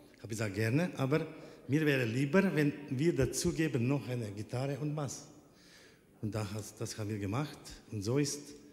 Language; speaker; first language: German; non-native, fluent; Slovenian